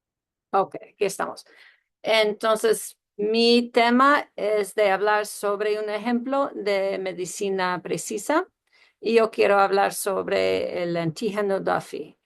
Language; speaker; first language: Spanish; non-native, fluent; English